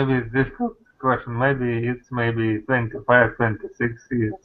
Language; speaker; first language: English; non-native, learner; Russian